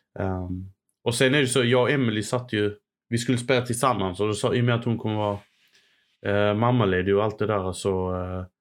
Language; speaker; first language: Swedish; early bilingual, other home language; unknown